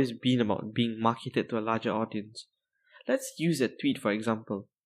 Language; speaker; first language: English; non-native, local second language; Tamil